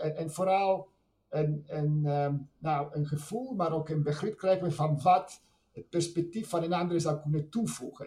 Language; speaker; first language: Dutch; non-native, fluent; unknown